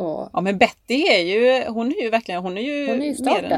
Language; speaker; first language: Swedish; native; Swedish